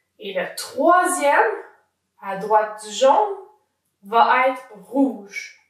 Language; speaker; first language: French; native; French